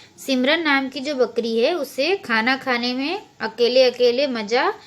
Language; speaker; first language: Hindi; non-native, local second language; Gujarati